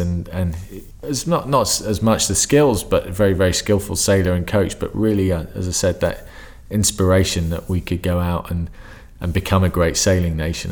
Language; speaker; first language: English; native; English